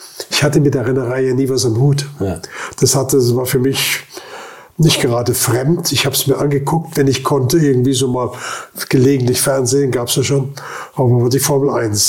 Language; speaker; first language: German; native; German